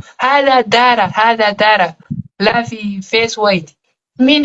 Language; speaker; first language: Arabic; non-native, learner; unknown